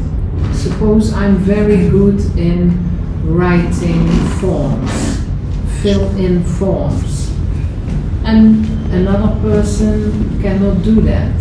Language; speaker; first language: English; non-native, fluent; Dutch